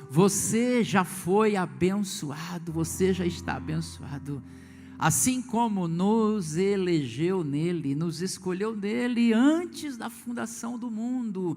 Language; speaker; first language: Portuguese; native; Portuguese